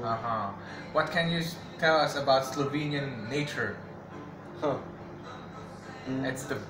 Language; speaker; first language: English; non-native, fluent; French